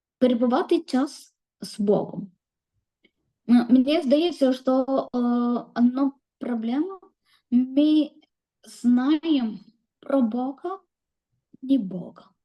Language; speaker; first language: Ukrainian; non-native, learner; Malayalam